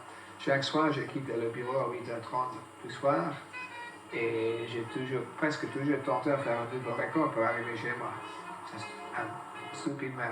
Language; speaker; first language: French; non-native, fluent; English